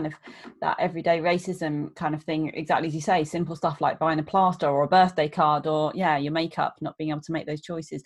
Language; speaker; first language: English; native; English